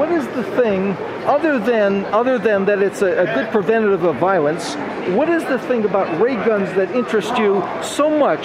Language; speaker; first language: English; native; English